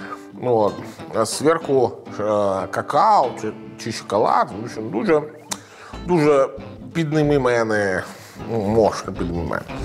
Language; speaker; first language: Ukrainian; non-native, learner; Italian